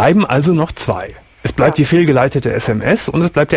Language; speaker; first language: German; native; German